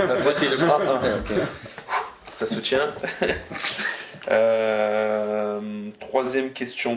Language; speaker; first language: French; native; French